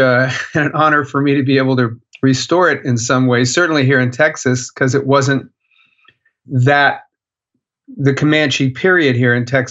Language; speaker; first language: English; native; English